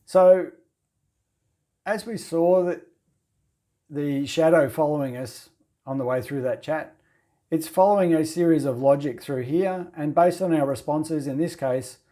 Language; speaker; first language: English; native; English